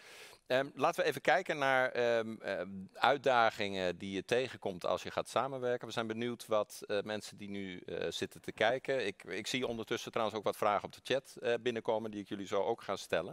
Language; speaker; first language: Dutch; native; Dutch